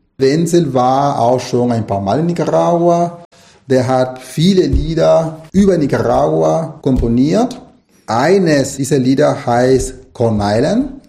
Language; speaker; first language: German; non-native, fluent; Spanish